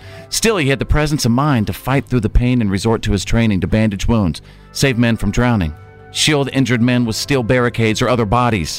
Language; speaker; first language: English; native; English